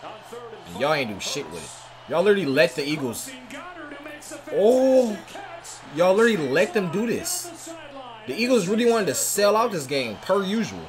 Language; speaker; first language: English; native; English